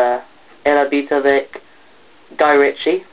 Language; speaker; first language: French; non-native, learner; English